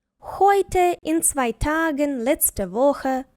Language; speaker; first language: German; non-native, fluent; Ukrainian